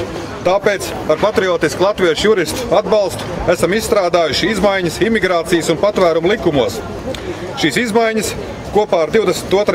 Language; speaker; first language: Latvian; native; Latvian